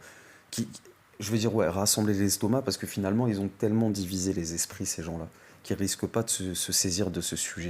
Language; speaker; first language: French; native; French